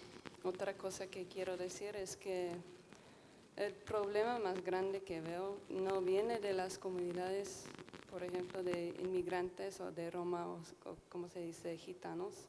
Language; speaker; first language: Spanish; non-native, fluent; English